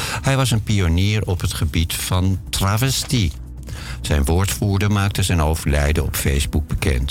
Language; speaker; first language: Dutch; native; Dutch